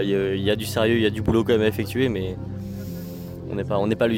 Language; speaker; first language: French; native; French